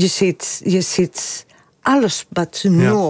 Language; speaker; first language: Dutch; non-native, fluent; Spanish